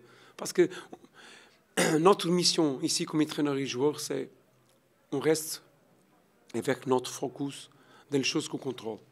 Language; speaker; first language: French; non-native, learner; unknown